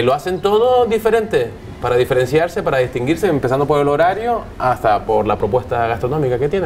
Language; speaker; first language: Spanish; native; Spanish